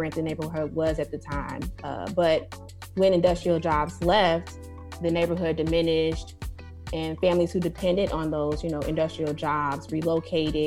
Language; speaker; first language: English; native; English